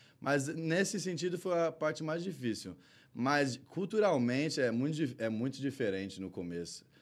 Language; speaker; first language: Portuguese; early bilingual, heritage; Portuguese